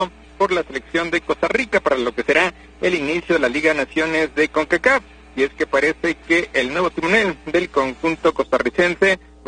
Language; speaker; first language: Spanish; native; Spanish